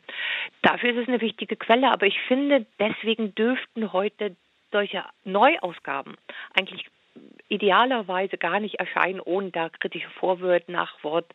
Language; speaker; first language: German; native; German